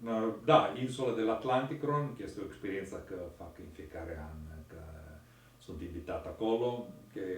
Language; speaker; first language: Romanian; non-native, learner; Italian